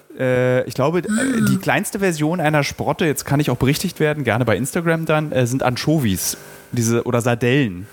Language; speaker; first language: German; native; German